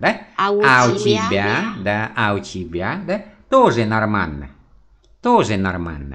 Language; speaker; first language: Russian; non-native, fluent; Vietnamese